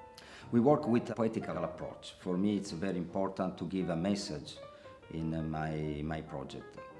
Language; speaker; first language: English; non-native, learner; Italian